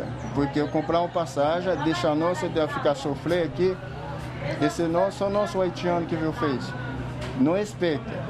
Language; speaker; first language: Portuguese; non-native, learner; Haitian Creole